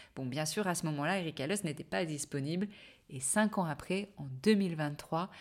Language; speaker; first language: French; native; French